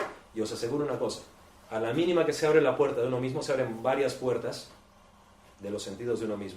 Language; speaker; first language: Spanish; native; Spanish